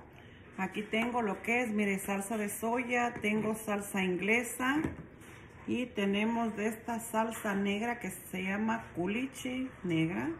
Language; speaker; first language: Spanish; native; Spanish